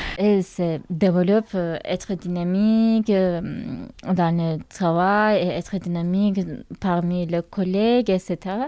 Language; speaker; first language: French; non-native, learner; Turkish